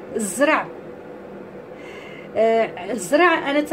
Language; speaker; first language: Arabic; native; Arabic